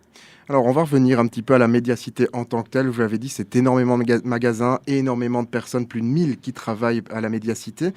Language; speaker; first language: French; native; French